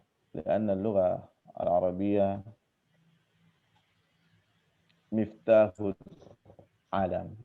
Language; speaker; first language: Arabic; non-native, fluent; Indonesian